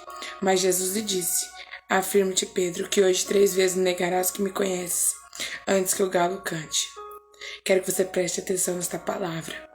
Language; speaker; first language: Portuguese; native; Portuguese